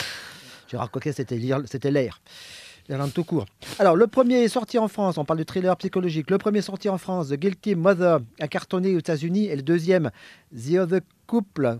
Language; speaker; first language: French; native; French